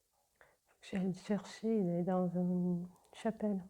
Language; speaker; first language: French; non-native, fluent; Portuguese